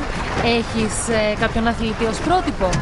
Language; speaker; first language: Greek; native; Greek